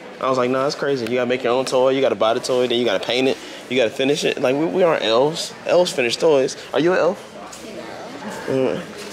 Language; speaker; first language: English; native; English